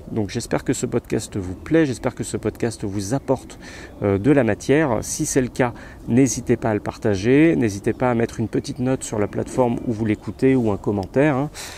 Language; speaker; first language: French; native; French